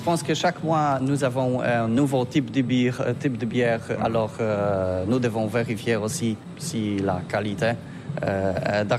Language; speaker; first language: French; non-native, learner; Polish